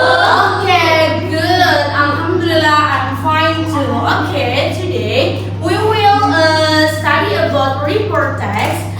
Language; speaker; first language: English; non-native, learner; Indonesian